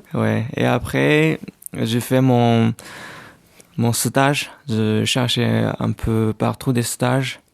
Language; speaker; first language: French; non-native, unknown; Chinese